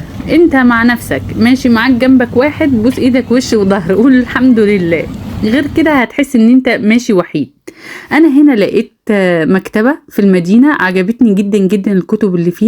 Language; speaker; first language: Arabic; native; Arabic